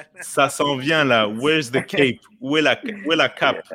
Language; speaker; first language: French; native; French